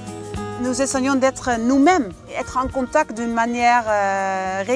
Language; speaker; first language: French; non-native, fluent; Dutch